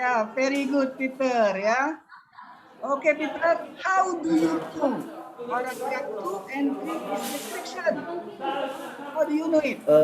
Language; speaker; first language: English; non-native, learner; Indonesian